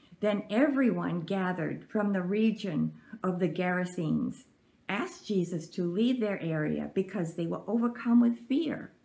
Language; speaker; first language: English; native; English